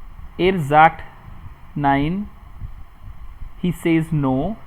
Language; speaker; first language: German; non-native, fluent; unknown